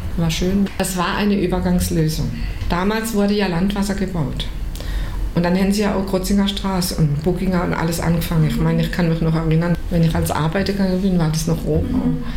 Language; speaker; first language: German; native; German